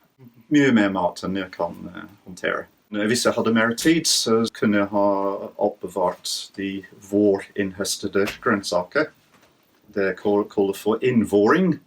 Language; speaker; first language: Norwegian; non-native, fluent; English